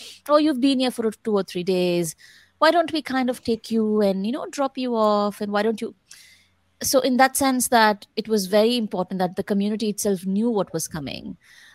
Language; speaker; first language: English; non-native, local second language; Tamil